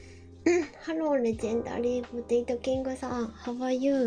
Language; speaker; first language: English; non-native, learner; Japanese